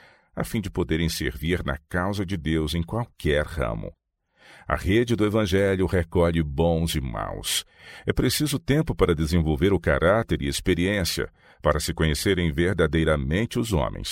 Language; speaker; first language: Portuguese; native; Portuguese